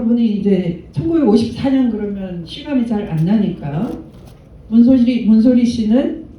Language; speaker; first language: Korean; native; Korean